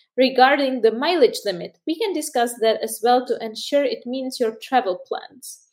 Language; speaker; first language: English; non-native, fluent; Czech